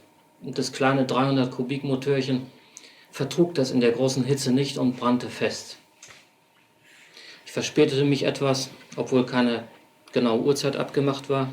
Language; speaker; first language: German; native; German